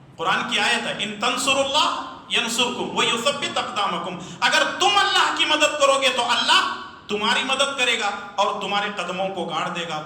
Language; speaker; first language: Urdu; native; Urdu